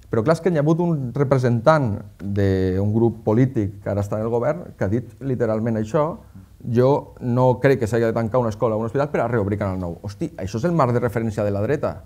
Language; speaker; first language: Catalan; native; Catalan